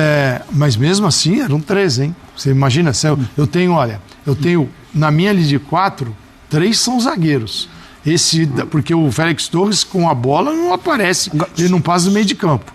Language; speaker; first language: Portuguese; native; Portuguese